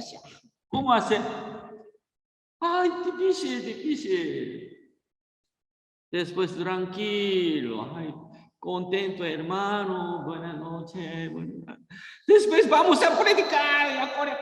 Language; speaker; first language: Spanish; non-native, learner; Korean